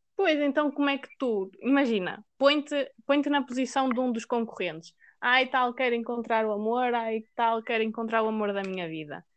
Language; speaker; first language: Portuguese; native; Portuguese